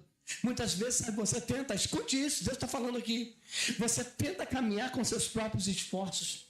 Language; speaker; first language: Portuguese; native; Portuguese